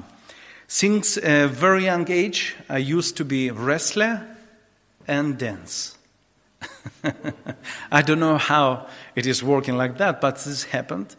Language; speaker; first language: English; non-native, learner; Ukrainian